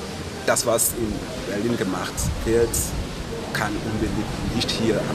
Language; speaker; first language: German; non-native, fluent; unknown